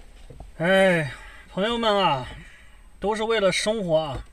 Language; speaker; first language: Chinese; native; Chinese